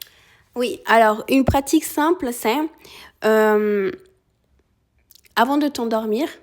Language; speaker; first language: French; early bilingual, other home language; Spanish